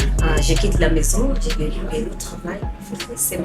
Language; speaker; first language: French; non-native, learner; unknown